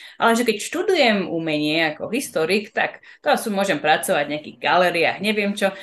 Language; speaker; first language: Slovak; early bilingual, heritage; Slovak